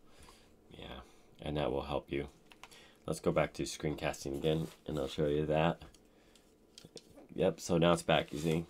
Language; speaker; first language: English; native; English